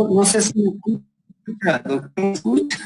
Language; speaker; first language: Spanish; native; Spanish